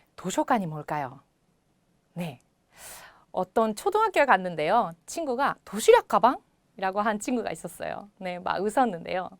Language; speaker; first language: Korean; non-native, fluent; Japanese